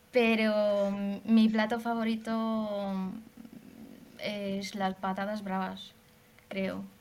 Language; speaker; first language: Spanish; non-native, fluent; Hungarian